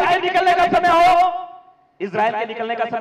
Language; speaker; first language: Hindi; native; Hindi